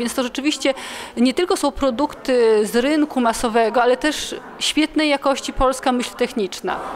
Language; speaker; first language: Polish; native; Polish